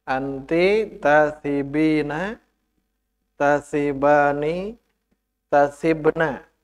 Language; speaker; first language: Arabic; non-native, fluent; Indonesian